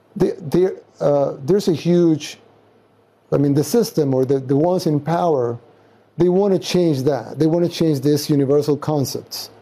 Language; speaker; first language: English; non-native, fluent; Spanish